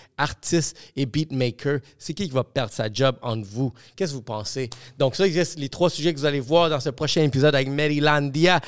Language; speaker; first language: French; non-native, fluent; English